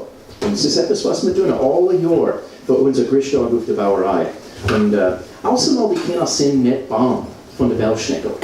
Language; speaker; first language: German; non-native, learner; English